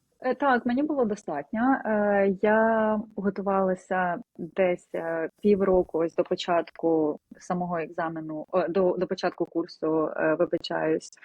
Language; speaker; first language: Ukrainian; non-native, local second language; Russian